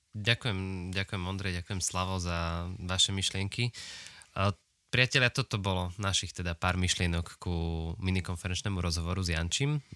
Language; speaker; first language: Slovak; native; Slovak